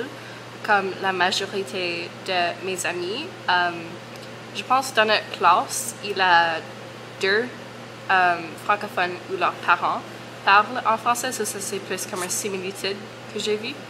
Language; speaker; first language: French; non-native, local second language; English